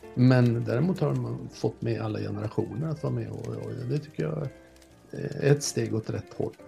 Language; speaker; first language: Swedish; native; Swedish